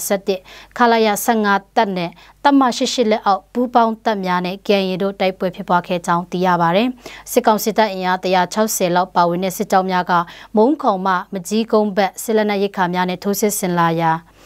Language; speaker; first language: Burmese; non-native, local second language; Kachin